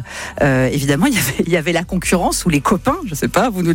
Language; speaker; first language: French; native; French